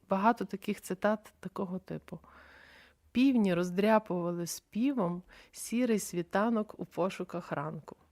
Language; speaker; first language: Ukrainian; native; Ukrainian